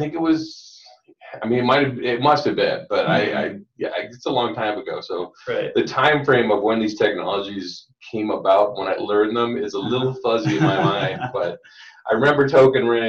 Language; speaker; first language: English; native; English